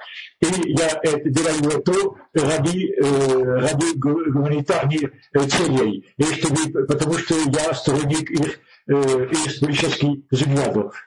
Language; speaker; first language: Russian; non-native, learner; French